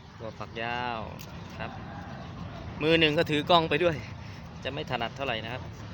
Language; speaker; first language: Thai; native; Thai